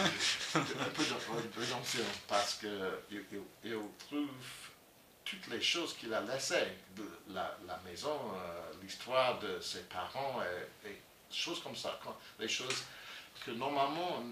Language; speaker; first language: French; non-native, learner; English